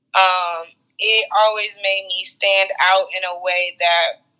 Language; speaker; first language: English; native; English